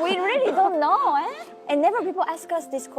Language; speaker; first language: English; non-native, learner; Chinese